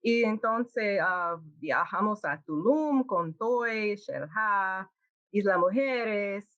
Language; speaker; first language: Spanish; non-native, fluent; English